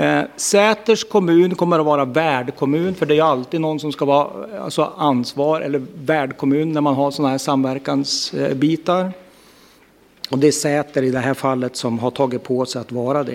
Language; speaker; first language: Swedish; native; Swedish